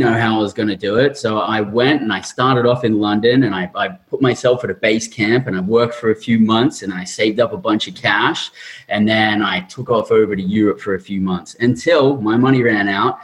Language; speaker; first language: English; native; English